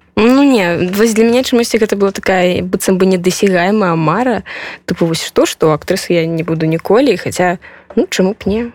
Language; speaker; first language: Belarusian; non-native, local second language; Russian